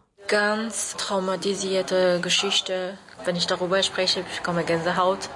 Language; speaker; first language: German; non-native, learner; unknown